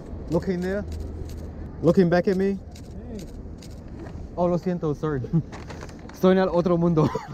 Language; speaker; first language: Spanish; non-native, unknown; English